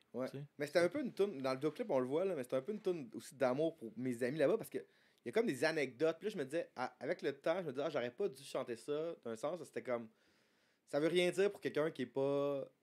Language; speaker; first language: French; native; French